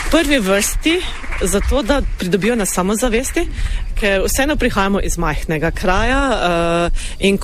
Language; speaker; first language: Slovenian; native; Slovenian